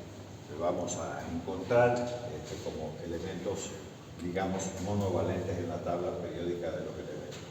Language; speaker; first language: Spanish; native; Spanish